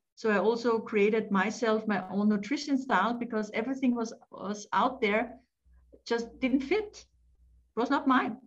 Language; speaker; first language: English; non-native, fluent; German